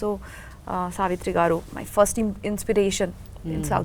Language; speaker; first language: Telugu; non-native, learner; Bangla